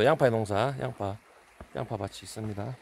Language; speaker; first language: Korean; native; Korean